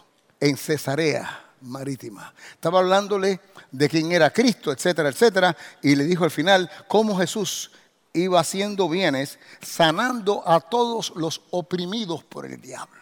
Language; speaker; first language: Spanish; native; Spanish